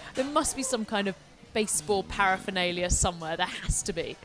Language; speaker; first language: English; native; English